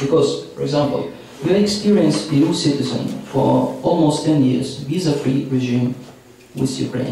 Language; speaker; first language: English; non-native, fluent; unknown